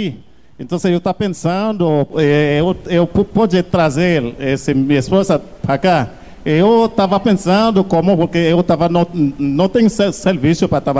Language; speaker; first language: Portuguese; non-native, learner; Haitian Creole